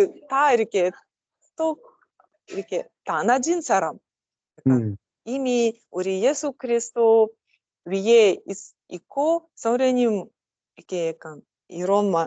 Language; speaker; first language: Korean; non-native, learner; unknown